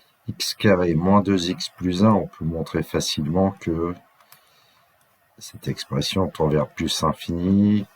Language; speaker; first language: French; native; French